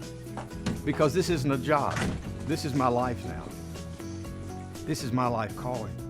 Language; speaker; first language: English; native; English